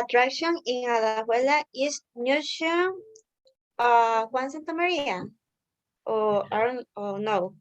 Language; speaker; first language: English; non-native, learner; Spanish